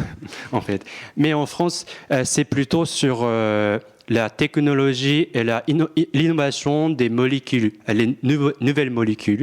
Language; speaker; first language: French; non-native, fluent; Japanese